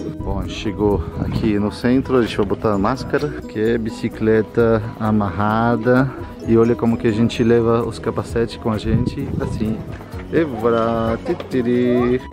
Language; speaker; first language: Portuguese; native; Portuguese